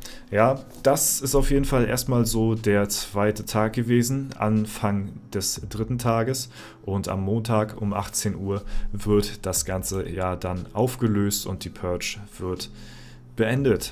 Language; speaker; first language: German; native; German